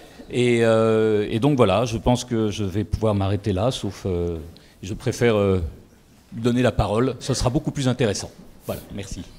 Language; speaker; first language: French; native; French